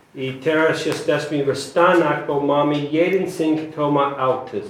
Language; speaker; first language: Polish; non-native, learner; English